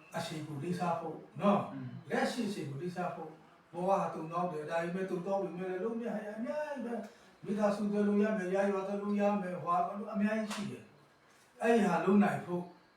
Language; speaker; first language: Burmese; non-native, local second language; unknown